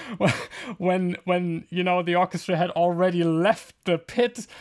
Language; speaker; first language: English; non-native, fluent; German